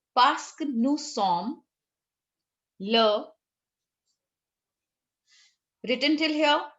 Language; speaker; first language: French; non-native, fluent; Hindi